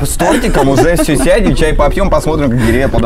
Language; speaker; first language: Russian; native; Russian